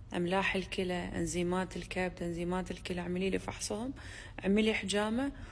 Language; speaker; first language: Arabic; native; Arabic